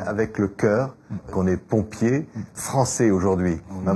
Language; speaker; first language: French; native; French